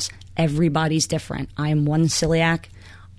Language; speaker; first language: English; native; English